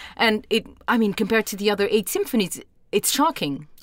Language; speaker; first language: English; non-native, fluent; Portuguese